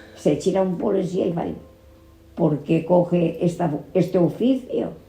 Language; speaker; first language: Spanish; non-native, local second language; Catalan